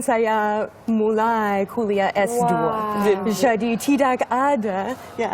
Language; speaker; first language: Indonesian; non-native, fluent; English